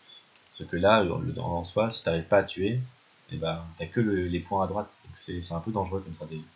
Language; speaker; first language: French; native; French